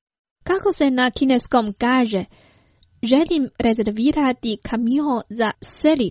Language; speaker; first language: Croatian; non-native, fluent; Chinese